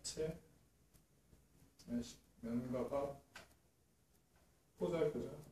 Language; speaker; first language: Korean; native; Korean